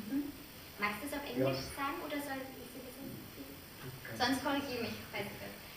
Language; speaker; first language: German; native; German